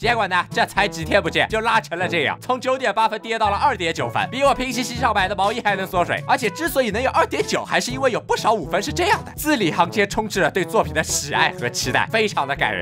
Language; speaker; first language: Chinese; native; Chinese